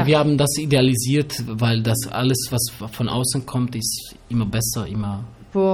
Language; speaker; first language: German; early bilingual, other home language; Albanian